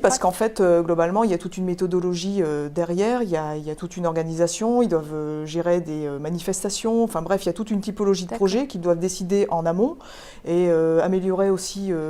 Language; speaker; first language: French; native; French